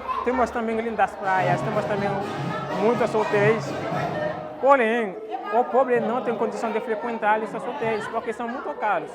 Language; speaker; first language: Portuguese; non-native, fluent; Haitian Creole